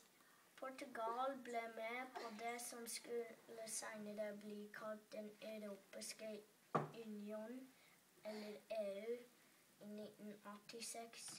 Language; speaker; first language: Norwegian; early bilingual, other home language; English